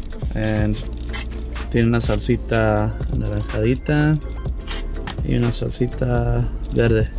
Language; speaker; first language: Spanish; early bilingual, heritage; Spanish